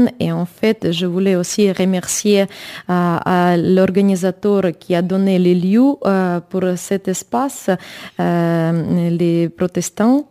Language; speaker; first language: French; non-native, learner; Ukrainian